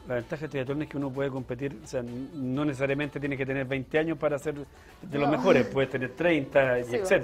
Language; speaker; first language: Spanish; native; Spanish